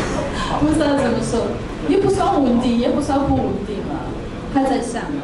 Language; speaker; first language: Chinese; non-native, fluent; Russian